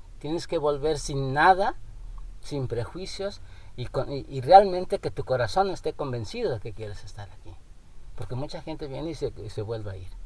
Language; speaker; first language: Spanish; non-native, local second language; Nahuatl languages